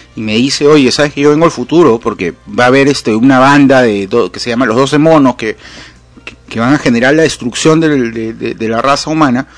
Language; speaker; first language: Spanish; native; Spanish